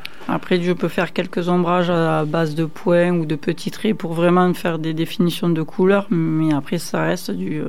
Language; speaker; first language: French; native; French